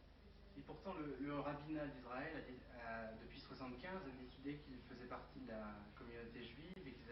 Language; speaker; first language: French; native; French